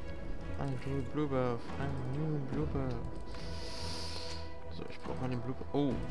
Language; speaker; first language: German; native; German